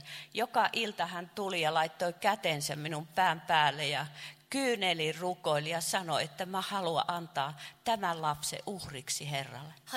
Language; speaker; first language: Finnish; non-native, fluent; Chinese